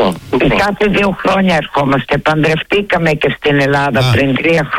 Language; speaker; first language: Greek; early bilingual, heritage; Greek